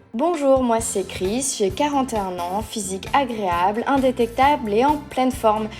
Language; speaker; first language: French; native; French